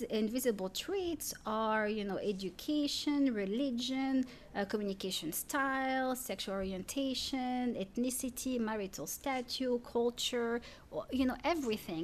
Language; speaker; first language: English; non-native, fluent; French